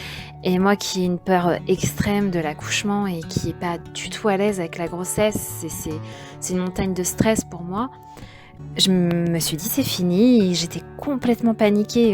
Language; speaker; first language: French; native; French